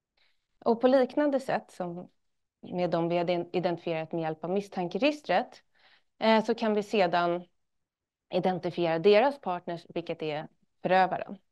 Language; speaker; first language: Swedish; native; Swedish